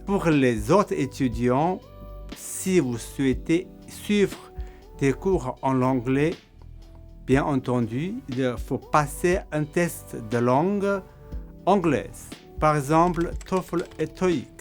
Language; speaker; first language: French; non-native, fluent; Korean